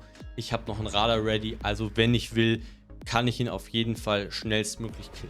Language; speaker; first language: German; native; German